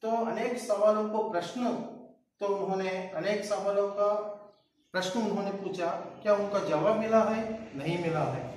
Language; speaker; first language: Hindi; non-native, local second language; Telugu